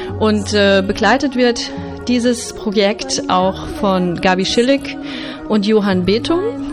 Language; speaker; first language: German; native; German